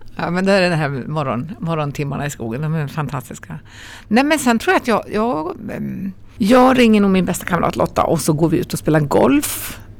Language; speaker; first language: Swedish; native; Swedish